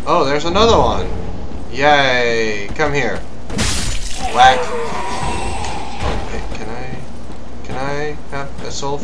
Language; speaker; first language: English; native; English